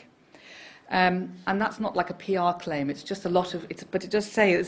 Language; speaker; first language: English; native; English